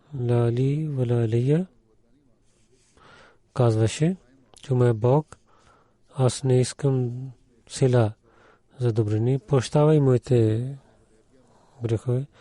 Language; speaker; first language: Bulgarian; non-native, learner; Urdu